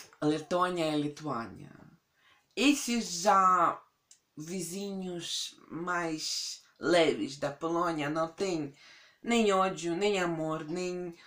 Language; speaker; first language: Portuguese; non-native, fluent; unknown